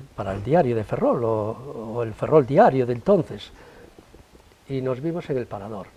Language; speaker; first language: Spanish; native; Spanish